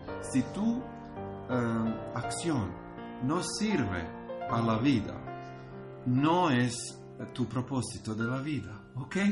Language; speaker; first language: Spanish; non-native, learner; Croatian